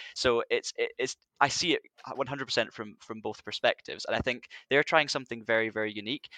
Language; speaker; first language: English; native; English